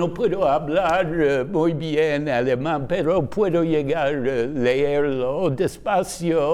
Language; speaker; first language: Spanish; non-native, fluent; English